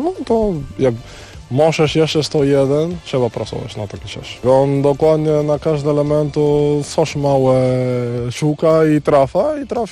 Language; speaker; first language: Polish; non-native, learner; Spanish